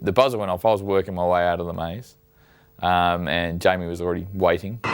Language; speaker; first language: English; native; English